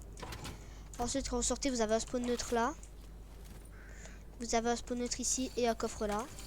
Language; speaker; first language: French; native; French